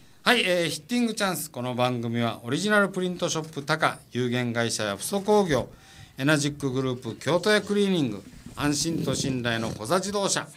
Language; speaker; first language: Japanese; native; Japanese